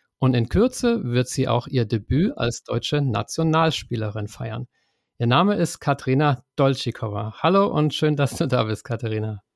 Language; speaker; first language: German; native; German